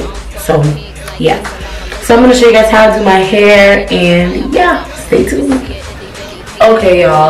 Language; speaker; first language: English; native; English